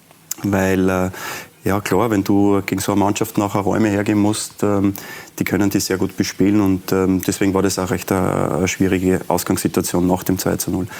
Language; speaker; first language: German; native; German